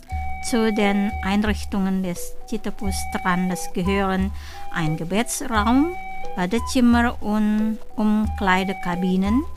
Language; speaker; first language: German; non-native, fluent; Indonesian